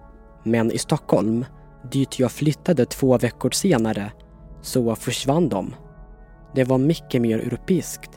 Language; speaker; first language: Swedish; non-native, fluent; Tigrinya